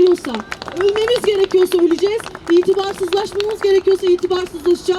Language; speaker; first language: Turkish; native; Turkish